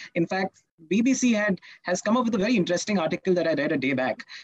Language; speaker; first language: English; non-native, local second language; Hindi